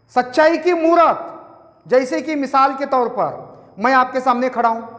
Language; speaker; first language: Hindi; non-native, local second language; Marathi